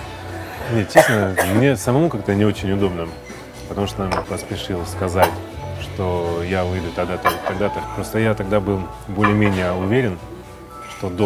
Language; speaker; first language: Russian; native; Russian